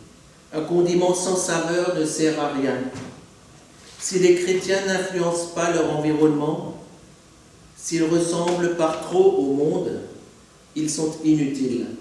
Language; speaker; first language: French; native; French